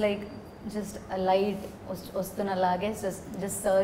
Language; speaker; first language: Telugu; non-native, learner; Malayalam